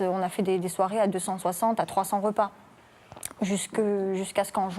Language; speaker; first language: French; native; French